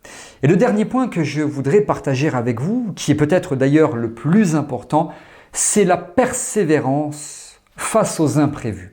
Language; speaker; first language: French; native; French